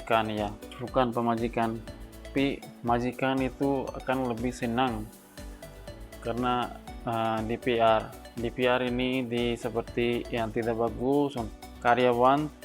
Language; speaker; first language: Indonesian; non-native, learner; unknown